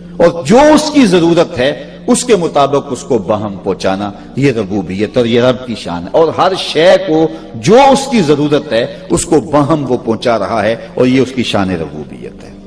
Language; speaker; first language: Urdu; non-native, local second language; Punjabi